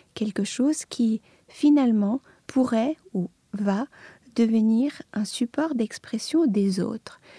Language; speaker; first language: French; non-native, fluent; Serbian